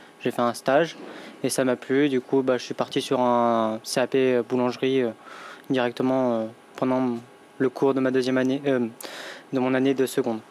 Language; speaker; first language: French; native; French